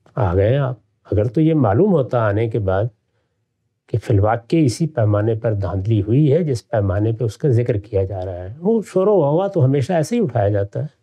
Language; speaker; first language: Urdu; non-native, local second language; Punjabi